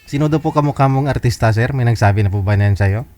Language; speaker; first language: Filipino; native; Filipino